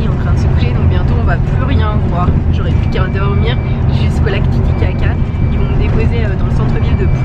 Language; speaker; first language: French; native; French